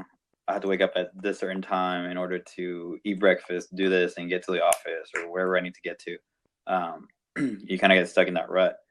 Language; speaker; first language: English; non-native, local second language; Spanish